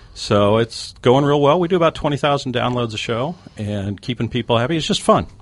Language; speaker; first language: English; native; English